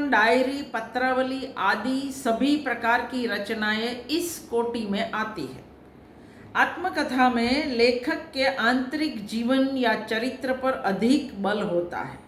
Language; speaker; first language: Hindi; non-native, local second language; Gujarati